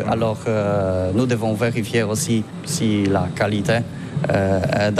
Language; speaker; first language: French; non-native, learner; Polish